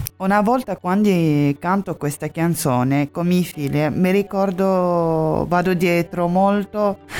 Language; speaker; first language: Italian; non-native, learner; Arabic